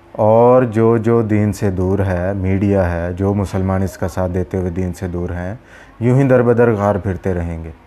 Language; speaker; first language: Urdu; non-native, local second language; Punjabi